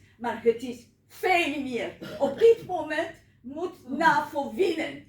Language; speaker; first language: Dutch; non-native, learner; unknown